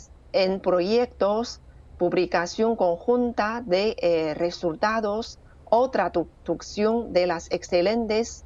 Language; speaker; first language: Spanish; non-native, fluent; Chinese